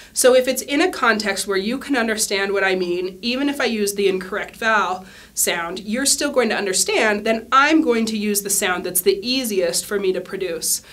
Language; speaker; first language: English; native; English